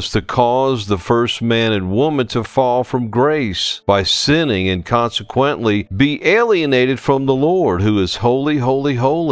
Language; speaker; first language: English; native; English